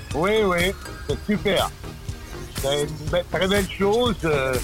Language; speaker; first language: French; non-native, learner; Italian